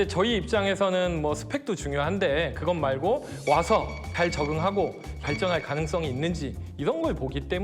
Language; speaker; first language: Korean; native; Korean